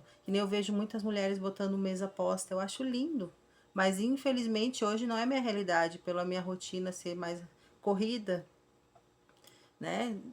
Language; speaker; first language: Portuguese; native; Portuguese